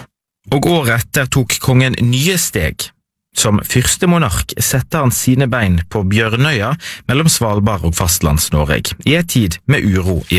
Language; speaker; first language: Norwegian; native; Norwegian